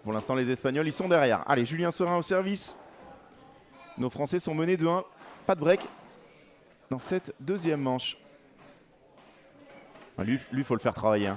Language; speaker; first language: French; native; French